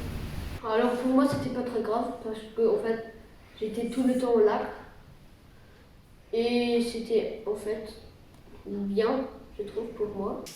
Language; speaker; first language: French; early bilingual, heritage; French